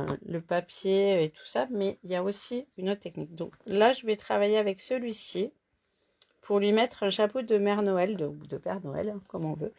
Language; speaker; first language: French; native; French